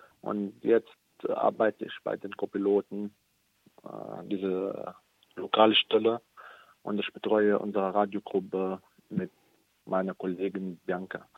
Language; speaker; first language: German; non-native, fluent; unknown